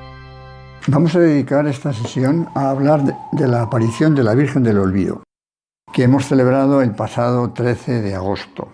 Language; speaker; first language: Spanish; native; Spanish